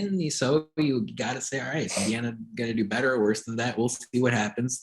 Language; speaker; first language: English; native; English